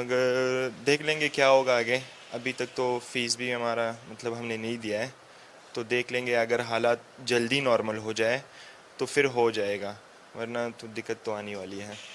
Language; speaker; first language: Hindi; non-native, fluent; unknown